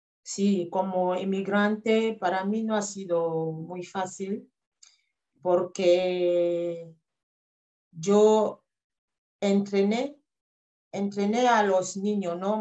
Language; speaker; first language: Spanish; non-native, fluent; French